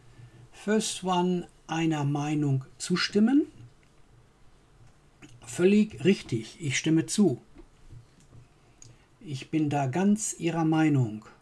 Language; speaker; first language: German; non-native, fluent; English